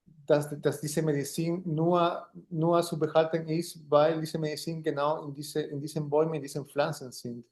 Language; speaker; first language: German; non-native, fluent; Spanish